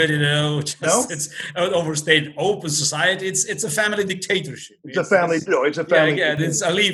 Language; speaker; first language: English; non-native, fluent; Russian